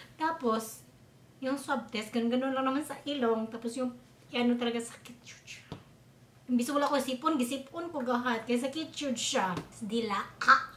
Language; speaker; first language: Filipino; non-native, local second language; Cebuano